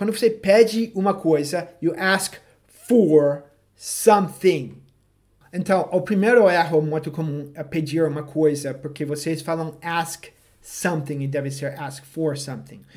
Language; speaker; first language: Portuguese; non-native, fluent; English